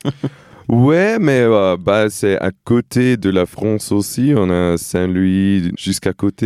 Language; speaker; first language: French; non-native, fluent; Portuguese